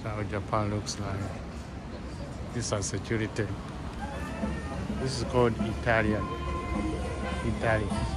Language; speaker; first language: English; non-native, local second language; Ganda